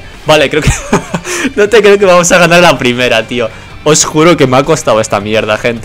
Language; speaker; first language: Spanish; native; Spanish